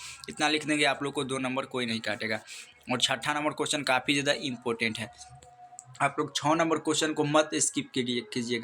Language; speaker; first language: Hindi; native; Hindi